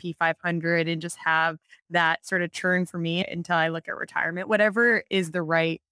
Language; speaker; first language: English; native; English